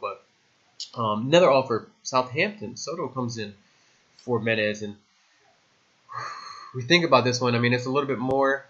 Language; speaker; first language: English; native; English